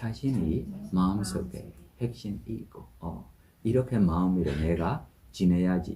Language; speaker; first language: Korean; non-native, fluent; Burmese